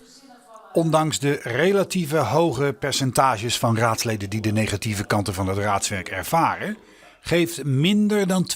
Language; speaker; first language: Dutch; native; Dutch